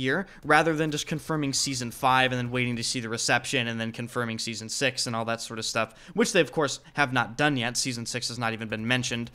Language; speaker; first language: English; native; English